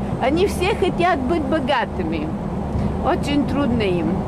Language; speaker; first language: Russian; non-native, learner; Bulgarian